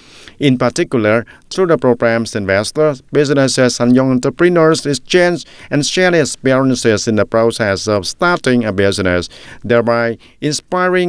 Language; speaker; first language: English; non-native, fluent; Vietnamese